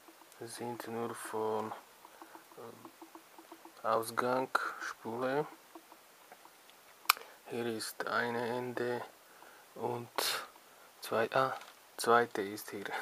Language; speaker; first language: German; non-native, learner; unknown